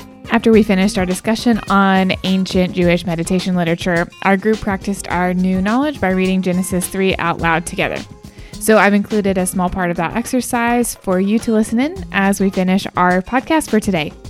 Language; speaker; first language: English; native; English